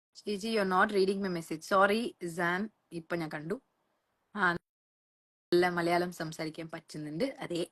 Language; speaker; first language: Malayalam; non-native, local second language; Tamil